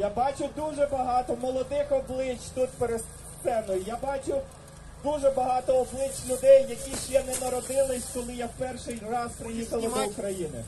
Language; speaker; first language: Ukrainian; non-native, learner; German